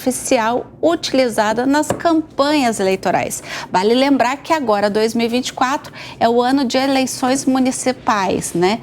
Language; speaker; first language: Portuguese; native; Portuguese